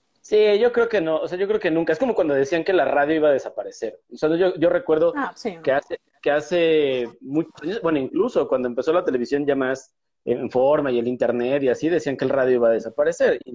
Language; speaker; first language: Spanish; native; Spanish